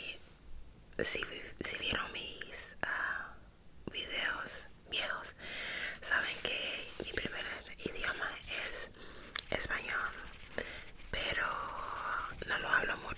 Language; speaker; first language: Spanish; early bilingual, heritage; Spanish